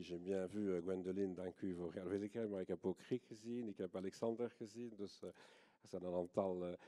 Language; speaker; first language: Dutch; non-native, local second language; French